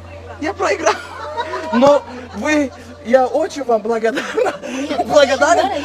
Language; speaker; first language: Russian; non-native, learner; Turkmen